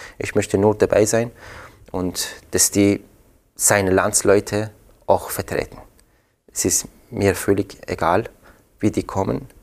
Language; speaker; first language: German; non-native, fluent; Persian